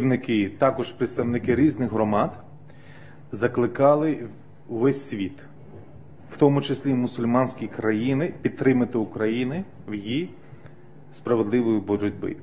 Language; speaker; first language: Ukrainian; non-native, fluent; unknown